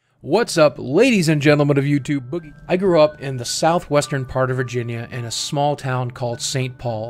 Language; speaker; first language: English; native; English